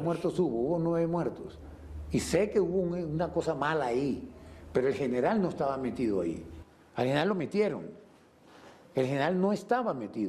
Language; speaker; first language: Spanish; native; Spanish